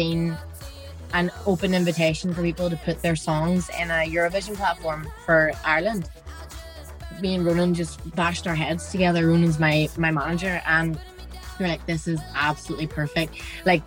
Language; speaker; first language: English; native; English